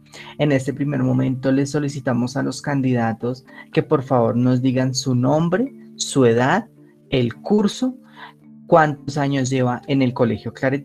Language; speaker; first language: Spanish; native; Spanish